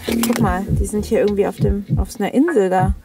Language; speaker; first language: German; native; German